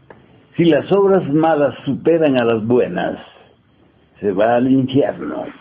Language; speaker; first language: Spanish; native; Spanish